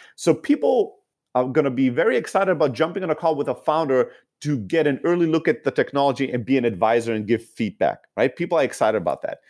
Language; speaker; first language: English; non-native, fluent; Greek